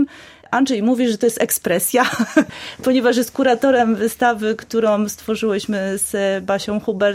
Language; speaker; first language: Polish; native; Polish